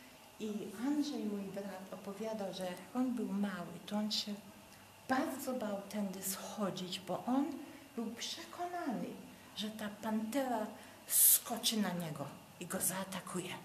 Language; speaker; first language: Polish; early bilingual, heritage; Polish